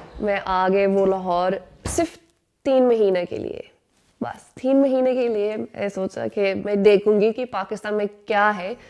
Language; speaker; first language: Urdu; non-native, learner; English